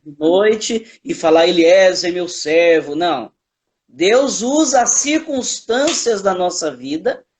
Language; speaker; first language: Portuguese; native; Portuguese